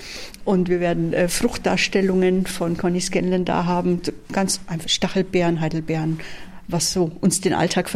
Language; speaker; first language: German; native; German